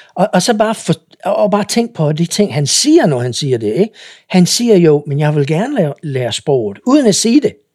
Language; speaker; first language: Danish; non-native, fluent; English